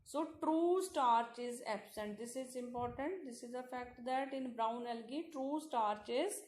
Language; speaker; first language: English; non-native, local second language; Punjabi